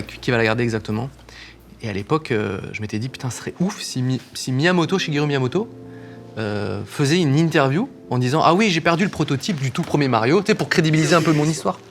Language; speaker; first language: French; native; French